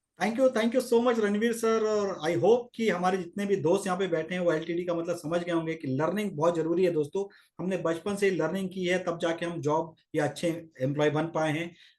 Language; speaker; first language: Hindi; native; Hindi